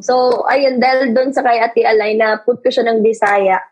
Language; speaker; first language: Filipino; non-native, local second language; Cebuano